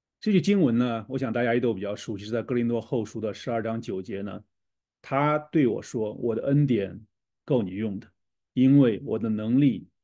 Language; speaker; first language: Chinese; native; Chinese